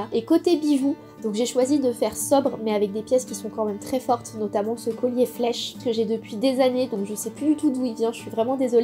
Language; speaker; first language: French; native; French